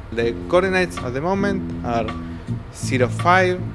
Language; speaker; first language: English; non-native, fluent; Spanish